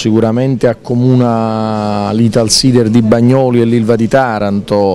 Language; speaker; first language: Italian; native; Italian